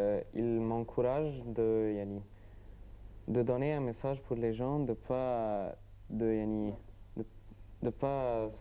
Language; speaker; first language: French; non-native, learner; Arabic